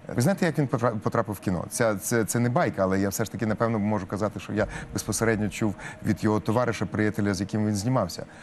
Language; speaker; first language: Ukrainian; native; Ukrainian